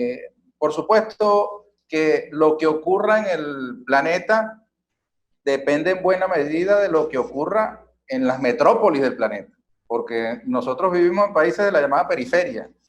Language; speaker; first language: Spanish; native; Spanish